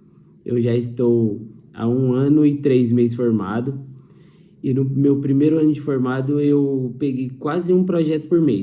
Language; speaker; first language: Portuguese; native; Portuguese